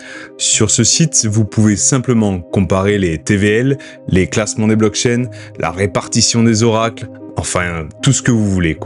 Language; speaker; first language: French; native; French